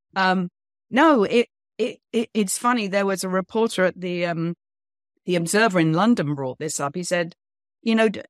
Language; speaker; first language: English; native; English